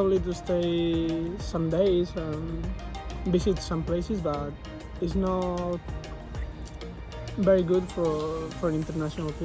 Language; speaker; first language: English; non-native, learner; Spanish